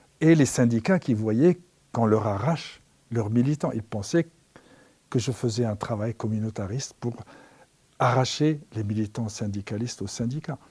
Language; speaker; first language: French; non-native, local second language; Arabic